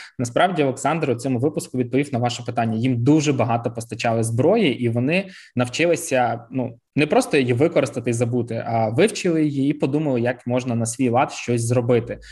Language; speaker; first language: Ukrainian; native; Ukrainian